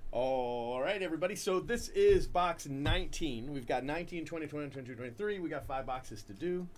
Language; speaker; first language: English; native; English